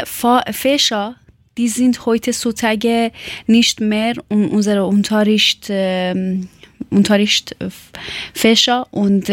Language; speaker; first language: German; non-native, learner; Persian